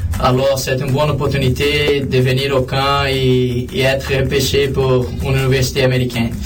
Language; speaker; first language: French; non-native, fluent; Portuguese